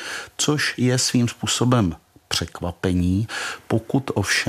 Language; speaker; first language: Czech; native; Czech